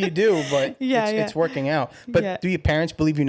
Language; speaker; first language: English; native; English